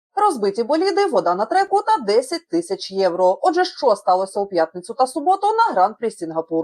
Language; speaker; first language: Ukrainian; native; Ukrainian